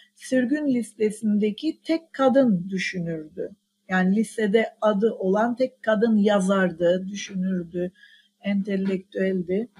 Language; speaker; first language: Turkish; non-native, local second language; Armenian